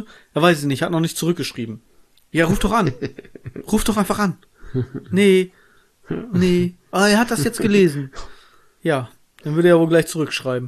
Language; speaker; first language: German; native; German